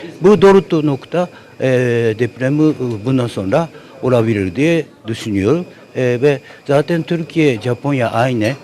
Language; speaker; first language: Turkish; non-native, learner; Japanese